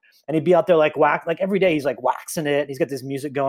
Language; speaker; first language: English; native; English